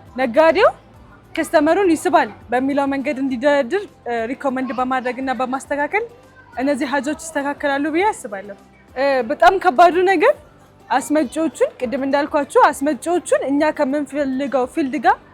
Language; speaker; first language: Amharic; native; Amharic